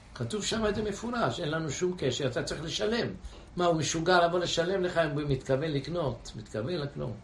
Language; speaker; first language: Hebrew; non-native, fluent; English